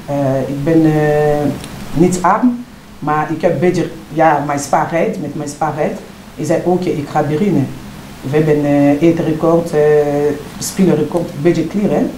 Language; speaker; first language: Dutch; non-native, learner; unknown